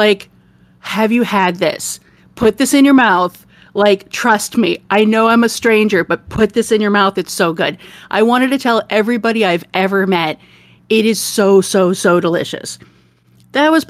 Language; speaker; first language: English; native; English